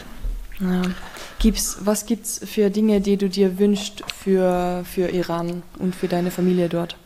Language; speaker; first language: German; native; German